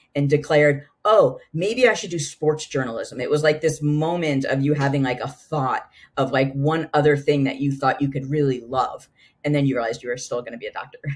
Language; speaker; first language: English; native; English